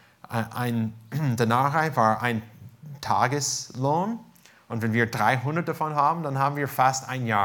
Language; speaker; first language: German; non-native, fluent; English